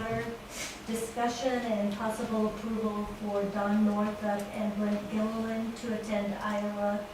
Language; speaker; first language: English; native; English